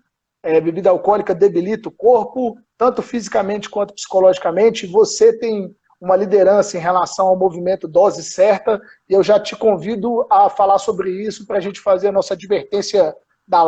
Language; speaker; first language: Portuguese; native; Portuguese